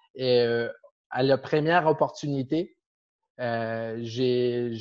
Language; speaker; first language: French; non-native, fluent; Spanish